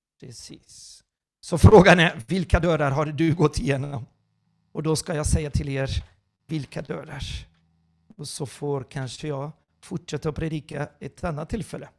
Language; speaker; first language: Swedish; non-native, fluent; Portuguese